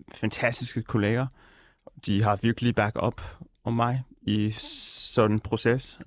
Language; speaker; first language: Danish; native; Danish